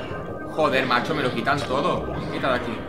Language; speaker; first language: Spanish; native; Spanish